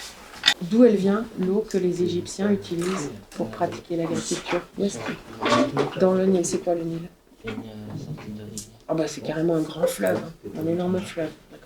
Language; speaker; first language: French; native; French